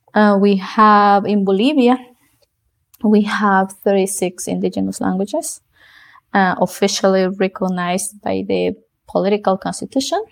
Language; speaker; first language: English; non-native, fluent; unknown